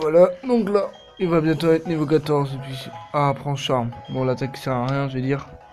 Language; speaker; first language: French; native; French